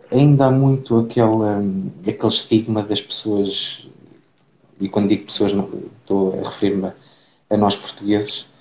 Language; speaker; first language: Portuguese; native; Portuguese